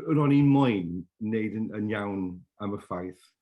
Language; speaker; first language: Welsh; non-native, fluent; English